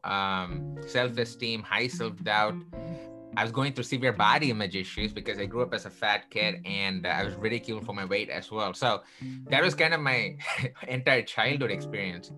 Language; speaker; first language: English; non-native, local second language; Tamil